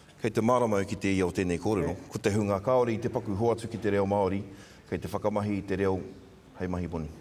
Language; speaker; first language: Māori; non-native, local second language; English